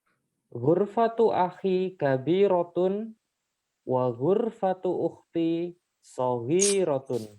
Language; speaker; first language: Arabic; non-native, fluent; Indonesian